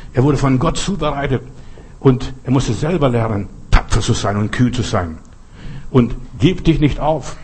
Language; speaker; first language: German; non-native, fluent; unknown